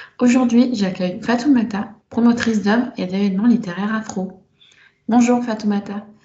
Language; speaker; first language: French; native; French